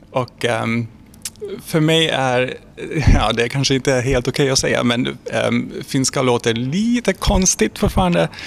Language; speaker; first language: Swedish; non-native, fluent; Hungarian